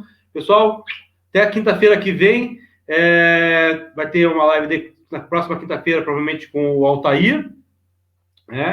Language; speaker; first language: Portuguese; native; Portuguese